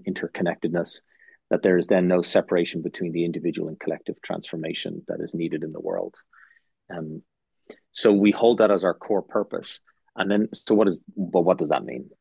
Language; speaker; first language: English; native; English